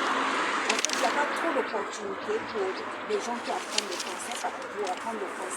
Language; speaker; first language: French; non-native, fluent; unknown